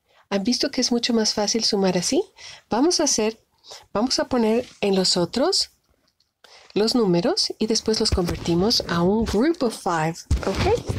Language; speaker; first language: Spanish; native; Spanish